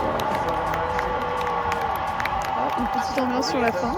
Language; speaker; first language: French; native; French